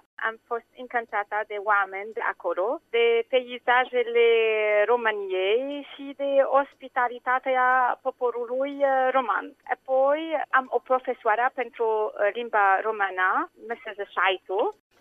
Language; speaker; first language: Romanian; non-native, learner; Arabic